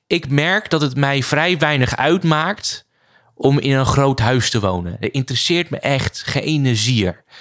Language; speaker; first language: Dutch; native; Dutch